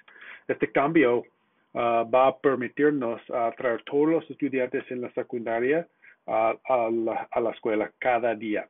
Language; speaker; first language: Spanish; non-native, fluent; English